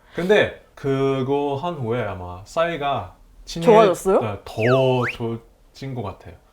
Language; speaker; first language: Korean; non-native, fluent; Chinese